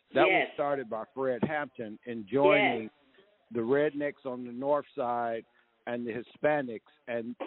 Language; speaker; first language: English; native; English